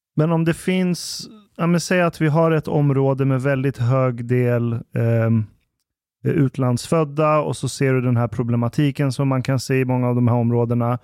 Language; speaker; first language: Swedish; early bilingual, other home language; Persian